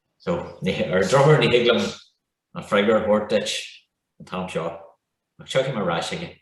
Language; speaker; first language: Irish; non-native, local second language; English